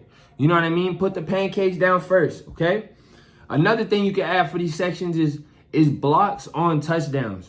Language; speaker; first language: English; native; English